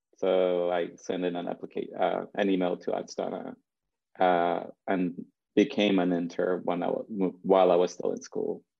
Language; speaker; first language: English; early bilingual, other home language; Spanish